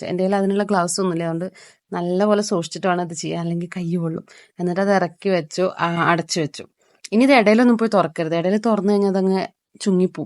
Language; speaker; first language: Malayalam; native; Malayalam